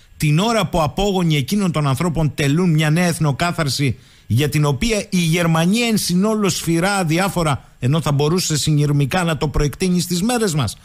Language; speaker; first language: Greek; native; Greek